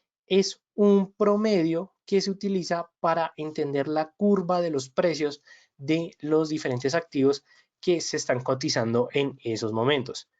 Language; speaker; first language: Spanish; native; Spanish